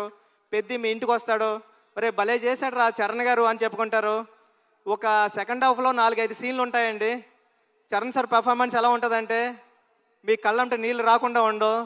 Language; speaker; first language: Telugu; native; Telugu